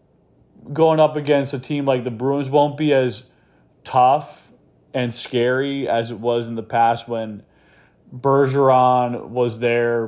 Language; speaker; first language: English; native; English